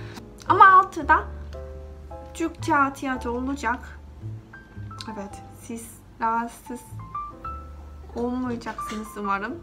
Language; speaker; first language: Turkish; non-native, fluent; Korean